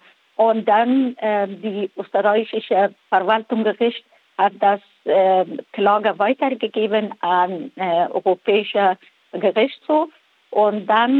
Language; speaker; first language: German; non-native, fluent; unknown